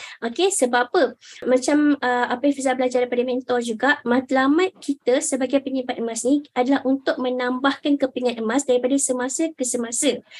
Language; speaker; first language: Malay; native; Malay